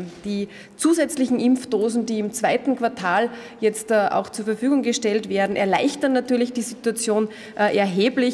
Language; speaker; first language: German; native; German